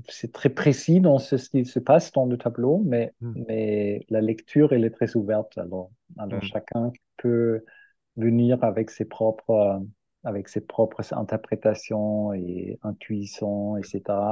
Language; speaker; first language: French; non-native, fluent; German